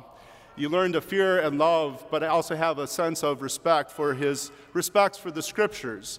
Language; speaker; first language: English; native; English